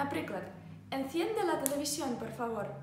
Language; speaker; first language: Spanish; non-native, fluent; Ukrainian